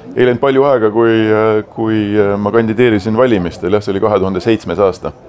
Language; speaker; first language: Estonian; native; Estonian